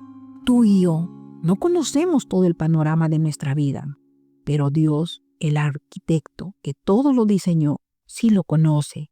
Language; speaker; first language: Spanish; native; Spanish